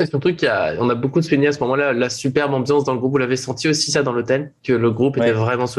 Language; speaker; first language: French; native; French